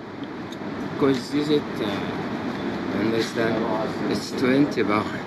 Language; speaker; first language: English; non-native, learner; Arabic